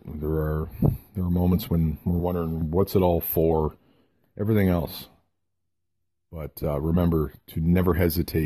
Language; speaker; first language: English; native; English